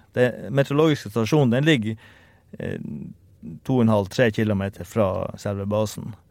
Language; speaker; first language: Norwegian; native; Norwegian